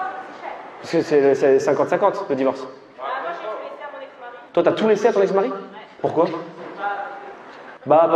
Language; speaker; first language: French; native; French